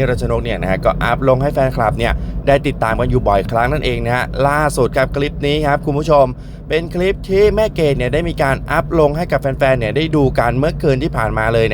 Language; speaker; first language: Thai; native; Thai